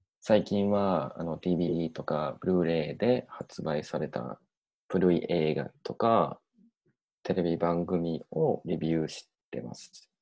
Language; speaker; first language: Japanese; non-native, learner; English